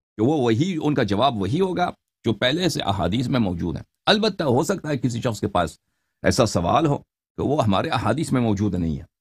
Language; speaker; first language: Urdu; non-native, fluent; Persian